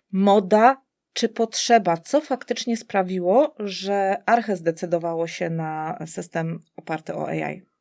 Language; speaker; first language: Polish; native; Polish